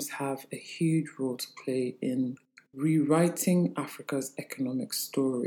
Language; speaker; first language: English; native; English